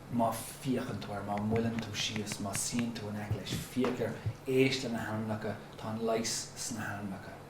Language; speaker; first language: Irish; non-native, local second language; English